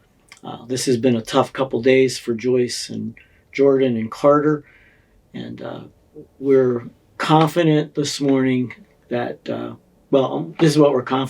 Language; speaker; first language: English; native; English